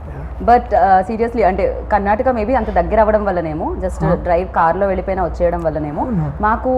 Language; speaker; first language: Telugu; native; Telugu